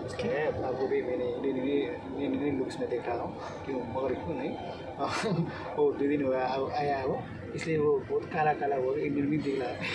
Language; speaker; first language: Hindi; non-native, learner; Nepali